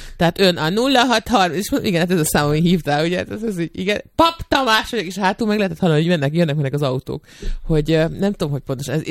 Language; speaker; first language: Hungarian; native; Hungarian